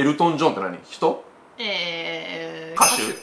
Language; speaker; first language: Japanese; native; Japanese